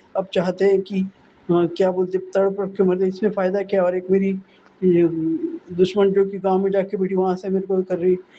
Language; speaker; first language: Hindi; non-native, local second language; Marathi